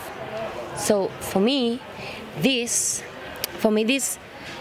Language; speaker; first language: English; non-native, fluent; Spanish